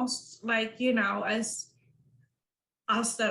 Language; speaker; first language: English; non-native, fluent; German